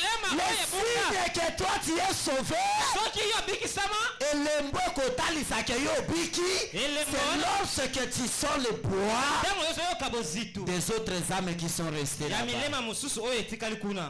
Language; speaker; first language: French; non-native, local second language; Lingala